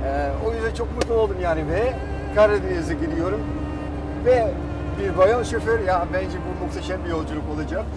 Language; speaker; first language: Turkish; non-native, fluent; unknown